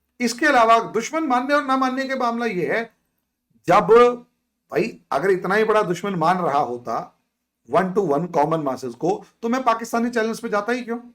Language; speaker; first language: Hindi; native; Hindi